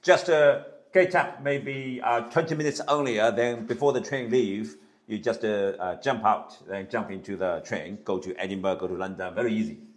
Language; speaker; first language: English; non-native, learner; Chinese